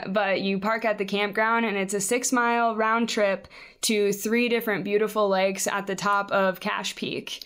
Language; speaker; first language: English; native; English